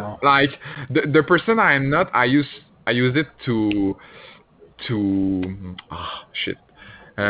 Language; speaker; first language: English; non-native, fluent; French